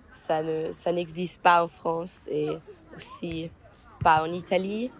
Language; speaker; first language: French; non-native, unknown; German